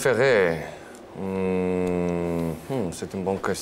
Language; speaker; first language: French; non-native, learner; Spanish